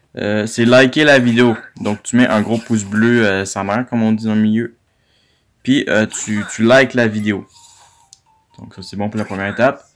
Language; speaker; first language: French; native; French